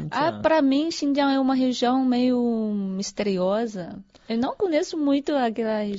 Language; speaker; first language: Portuguese; non-native, fluent; Chinese